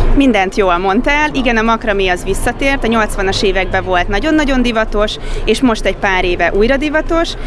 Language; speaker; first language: Hungarian; native; Hungarian